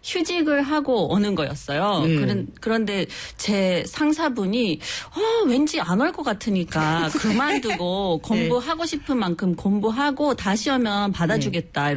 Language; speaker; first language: Korean; non-native, fluent; English